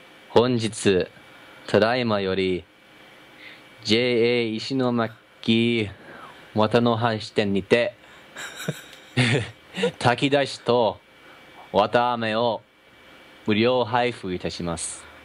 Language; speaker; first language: Japanese; non-native, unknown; English